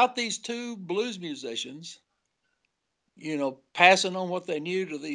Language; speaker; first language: English; native; English